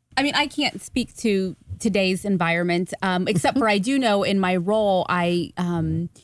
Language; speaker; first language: English; native; English